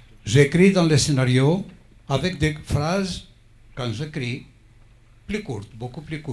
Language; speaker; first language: French; non-native, fluent; Greek